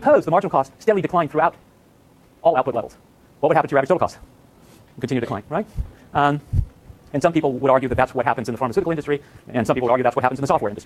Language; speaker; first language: English; native; English